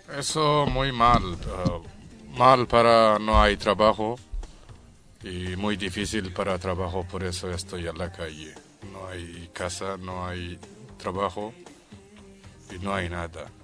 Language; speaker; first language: Spanish; non-native, learner; Bangla